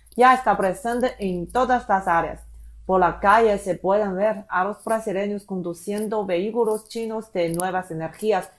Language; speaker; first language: Spanish; non-native, fluent; Chinese